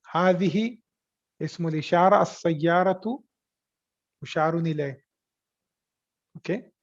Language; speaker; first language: Arabic; non-native, fluent; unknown